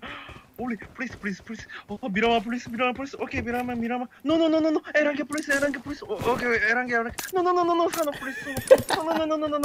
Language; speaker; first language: English; non-native, learner; Korean